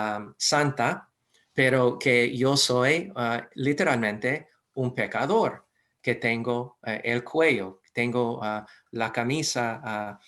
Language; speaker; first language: Spanish; non-native, fluent; English